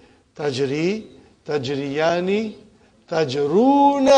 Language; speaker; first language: Arabic; non-native, fluent; Urdu